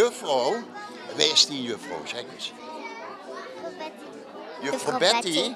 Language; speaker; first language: Dutch; native; Dutch